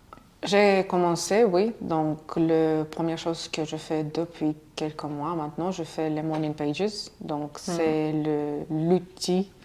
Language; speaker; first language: French; non-native, fluent; Russian